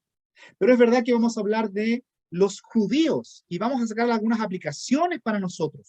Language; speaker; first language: Spanish; native; Spanish